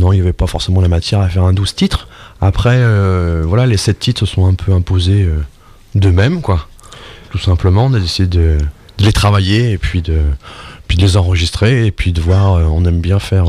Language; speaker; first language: French; native; French